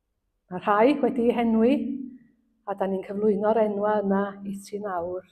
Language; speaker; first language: Welsh; native; Welsh